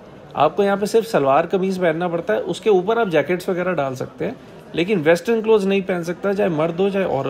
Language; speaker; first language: Hindi; native; Hindi